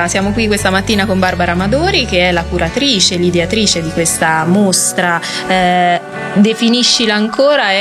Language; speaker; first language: Italian; native; Italian